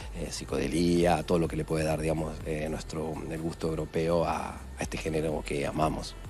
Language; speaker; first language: Spanish; native; Spanish